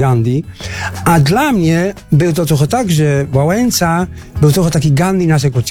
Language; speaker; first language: Polish; non-native, fluent; Dutch